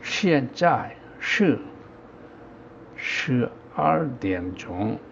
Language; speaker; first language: Chinese; non-native, learner; Korean